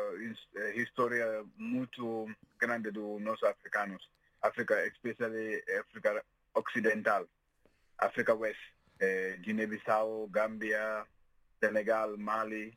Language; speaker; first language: Portuguese; non-native, learner; Mandingo